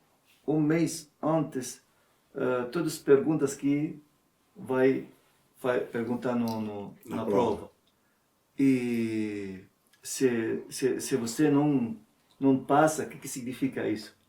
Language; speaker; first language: Portuguese; non-native, learner; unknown